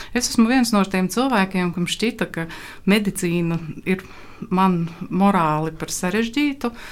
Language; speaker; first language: Latvian; native; Latvian